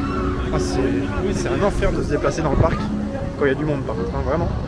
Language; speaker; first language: French; native; French